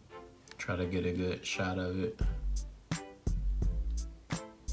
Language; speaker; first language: English; native; English